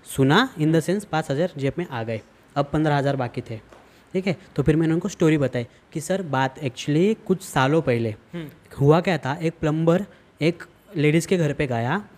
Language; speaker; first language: Hindi; non-native, local second language; Marathi